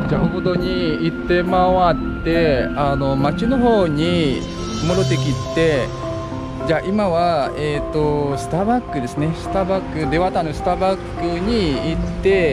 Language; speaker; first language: Japanese; non-native, fluent; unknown